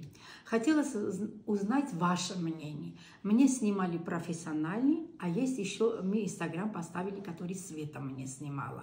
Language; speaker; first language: Russian; non-native, local second language; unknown